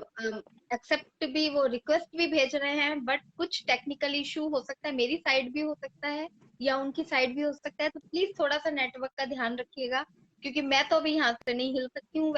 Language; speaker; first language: Hindi; native; Hindi